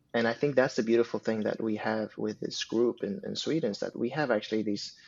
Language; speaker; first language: English; non-native, fluent; Swedish